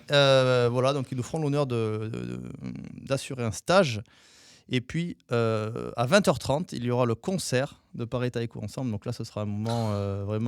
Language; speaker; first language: French; native; French